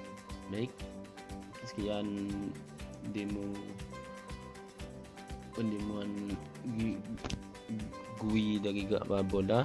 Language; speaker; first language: Indonesian; native; Indonesian